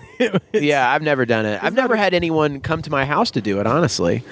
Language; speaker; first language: English; native; English